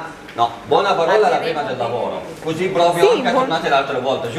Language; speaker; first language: Italian; non-native, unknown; Arabic